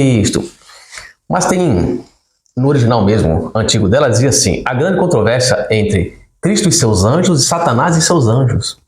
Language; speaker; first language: Portuguese; native; Portuguese